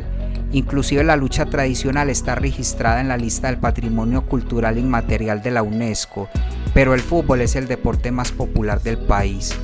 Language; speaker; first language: Spanish; native; Spanish